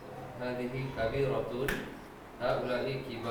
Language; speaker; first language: Arabic; non-native, learner; Malay